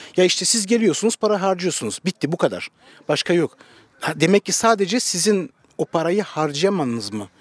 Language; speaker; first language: Turkish; early bilingual, heritage; Turkish